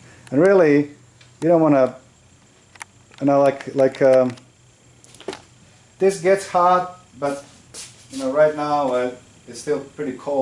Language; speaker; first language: English; non-native, fluent; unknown